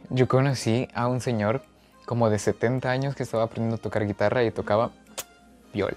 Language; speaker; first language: Spanish; native; Spanish